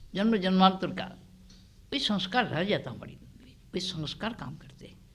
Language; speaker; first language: Hindi; non-native, local second language; Bangla